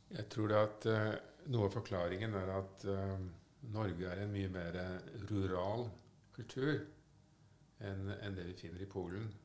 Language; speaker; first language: Norwegian; native; Norwegian